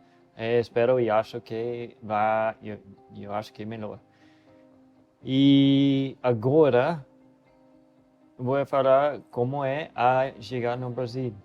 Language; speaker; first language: Portuguese; non-native, learner; English